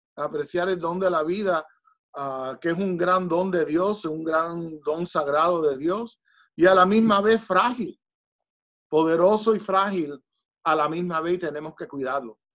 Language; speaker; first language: Spanish; early bilingual, heritage; Spanish